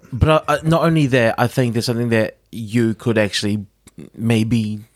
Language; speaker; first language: English; native; English